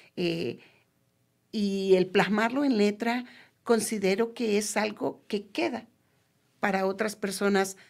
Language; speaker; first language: Spanish; native; Spanish